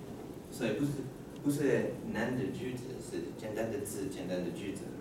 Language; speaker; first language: Chinese; non-native, learner; English